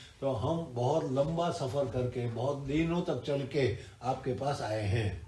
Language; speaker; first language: Urdu; non-native, local second language; Gujarati